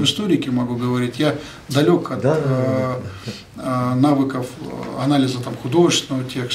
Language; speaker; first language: Russian; native; Russian